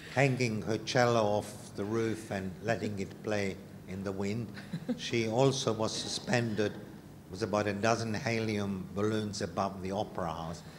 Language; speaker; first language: English; non-native, fluent; Hungarian